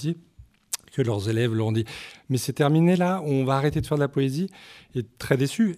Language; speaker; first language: French; native; French